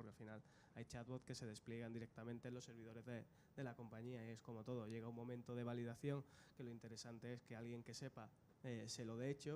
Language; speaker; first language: Spanish; native; Spanish